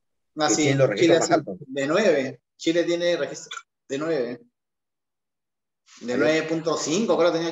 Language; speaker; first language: Spanish; native; Spanish